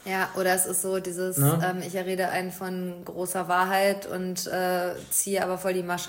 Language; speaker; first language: German; native; German